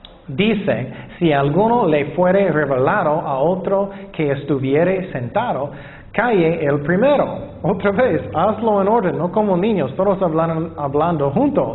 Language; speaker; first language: Spanish; non-native, fluent; English